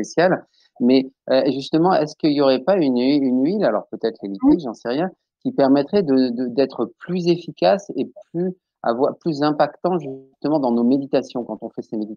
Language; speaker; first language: French; native; French